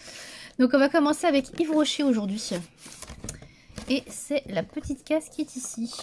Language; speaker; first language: French; native; French